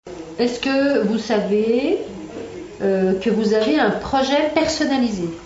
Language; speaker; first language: French; native; French